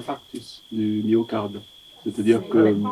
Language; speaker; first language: French; native; French